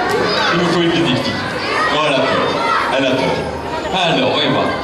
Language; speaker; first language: French; native; French